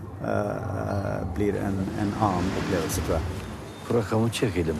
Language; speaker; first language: Norwegian; non-native, fluent; Kurdish